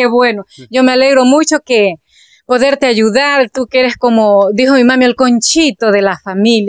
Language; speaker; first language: Spanish; native; Spanish